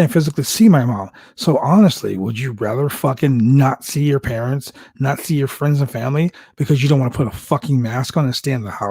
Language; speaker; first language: English; native; English